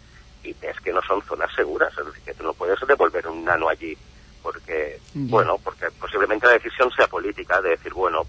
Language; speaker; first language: Spanish; native; Spanish